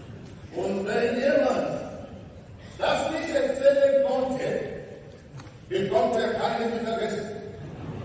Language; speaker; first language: German; non-native, learner; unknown